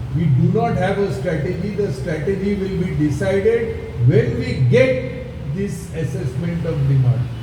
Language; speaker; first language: English; non-native, local second language; Marathi